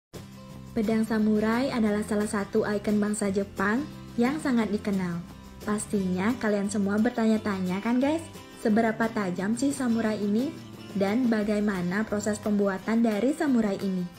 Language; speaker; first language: Indonesian; native; Indonesian